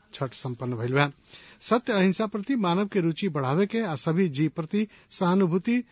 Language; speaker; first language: Bhojpuri; non-native, local second language; Nepali